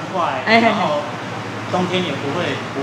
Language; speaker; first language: Chinese; native; Chinese